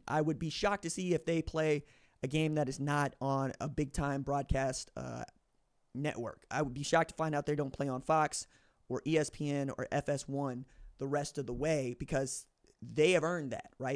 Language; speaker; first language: English; native; English